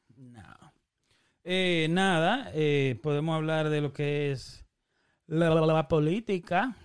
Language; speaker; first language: Spanish; early bilingual, heritage; Spanish